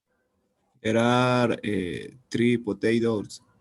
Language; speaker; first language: English; non-native, learner; Spanish